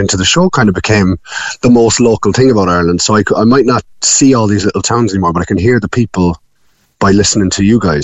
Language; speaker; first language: English; native; English